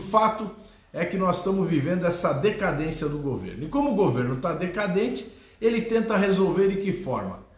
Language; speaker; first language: Portuguese; native; Portuguese